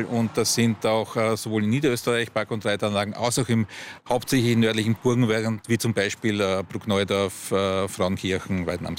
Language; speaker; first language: German; native; German